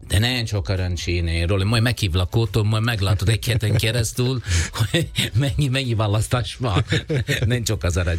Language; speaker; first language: Hungarian; non-native, fluent; Italian